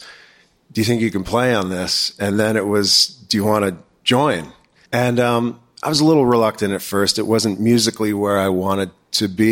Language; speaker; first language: English; native; English